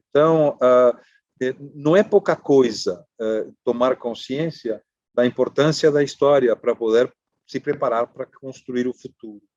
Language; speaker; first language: Portuguese; non-native, fluent; Spanish